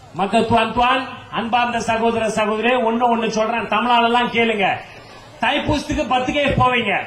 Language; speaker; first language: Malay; non-native, local second language; Tamil